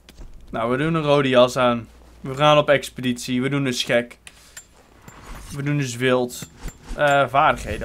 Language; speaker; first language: Dutch; native; Dutch